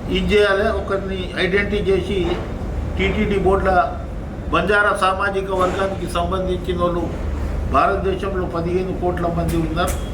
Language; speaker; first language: Telugu; non-native, local second language; Lambadi